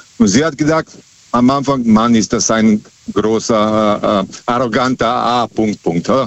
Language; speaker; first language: German; non-native, fluent; Serbian